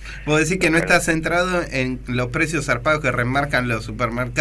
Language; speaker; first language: Spanish; native; Spanish